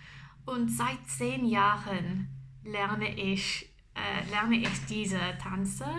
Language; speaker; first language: German; non-native, learner; English